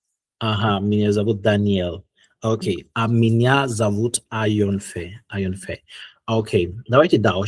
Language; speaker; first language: Russian; non-native, learner; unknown